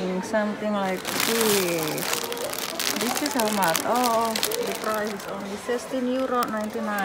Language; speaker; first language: English; non-native, learner; Indonesian